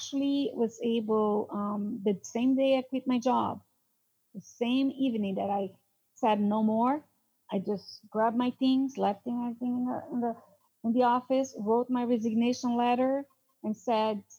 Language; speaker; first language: English; non-native, fluent; Portuguese